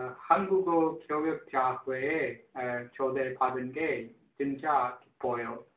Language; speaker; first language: Korean; non-native, learner; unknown